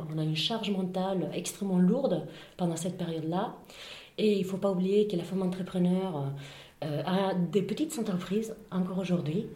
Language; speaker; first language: French; non-native, fluent; Spanish